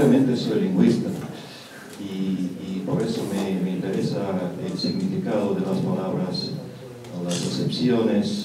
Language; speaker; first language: Spanish; non-native, fluent; Russian